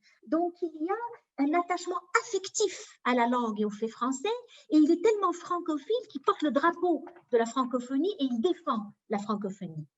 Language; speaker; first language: French; native; French